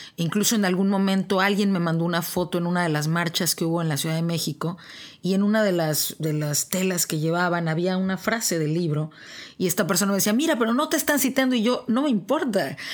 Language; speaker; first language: Spanish; native; Spanish